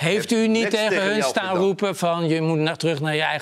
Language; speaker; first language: Dutch; native; Dutch